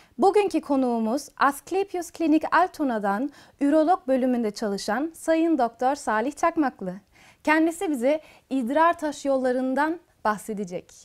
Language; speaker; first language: Turkish; early bilingual, heritage; Turkish